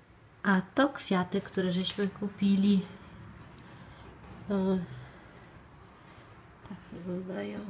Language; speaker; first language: Polish; non-native, fluent; Italian